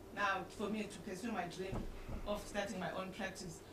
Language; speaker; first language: English; non-native, local second language; Xhosa